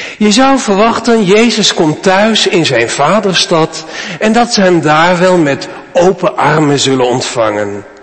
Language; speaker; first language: Dutch; native; Dutch